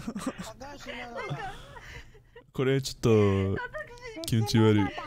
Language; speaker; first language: Japanese; non-native, learner; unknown